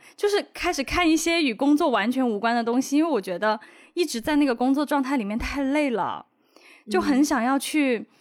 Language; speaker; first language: Chinese; native; Chinese